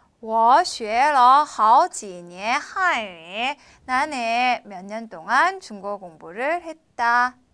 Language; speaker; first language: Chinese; non-native, fluent; Korean